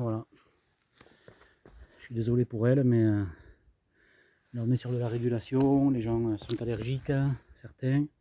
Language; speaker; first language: French; native; French